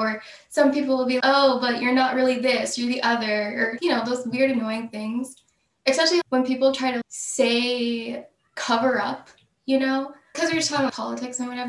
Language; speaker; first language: English; native; English